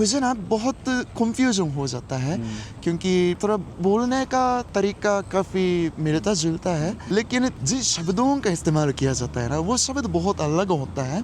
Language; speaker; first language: Hindi; non-native, fluent; Japanese